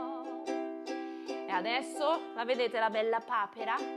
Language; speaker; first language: Italian; native; Italian